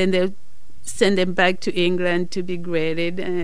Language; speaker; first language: English; non-native, local second language; Nyanja